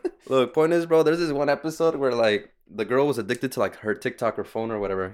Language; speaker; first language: English; early bilingual, other home language; Spanish